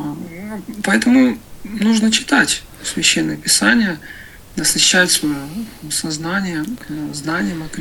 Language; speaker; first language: Russian; native; Russian